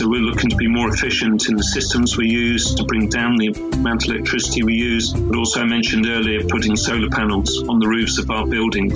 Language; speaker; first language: English; native; English